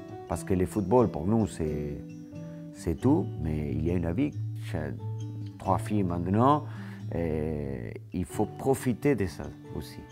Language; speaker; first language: French; non-native, fluent; Spanish